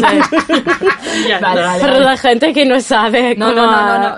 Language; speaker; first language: Spanish; non-native, fluent; English